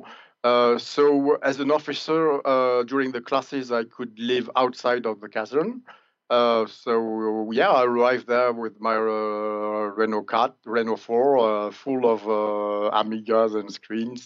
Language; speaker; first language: English; non-native, fluent; French